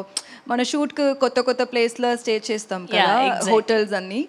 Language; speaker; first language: Telugu; non-native, learner; Tamil